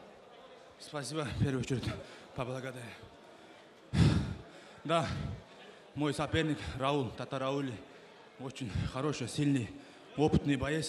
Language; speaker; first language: Russian; non-native, local second language; Kyrgyz